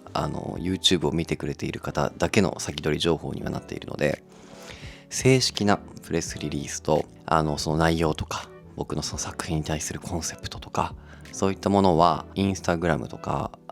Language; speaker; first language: Japanese; native; Japanese